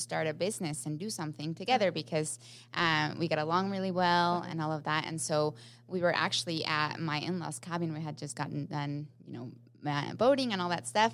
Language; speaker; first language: English; non-native, fluent; Spanish